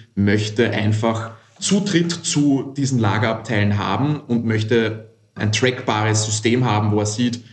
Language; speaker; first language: German; native; German